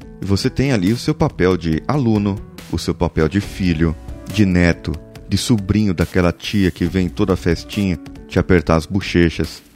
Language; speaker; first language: Portuguese; native; Portuguese